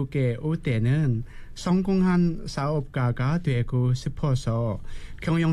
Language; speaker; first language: Korean; non-native, fluent; Burmese